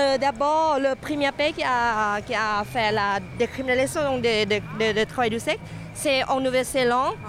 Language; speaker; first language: French; non-native, fluent; Thai